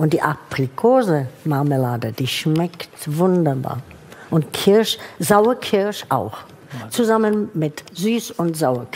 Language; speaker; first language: German; non-native, fluent; Czech